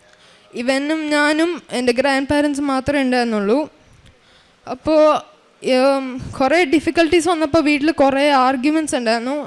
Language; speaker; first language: Malayalam; early bilingual, heritage; Malayalam